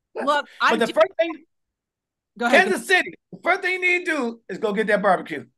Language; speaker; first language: English; native; English